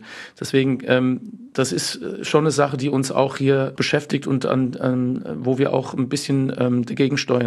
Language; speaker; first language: German; native; German